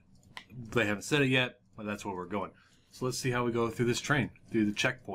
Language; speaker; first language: English; native; English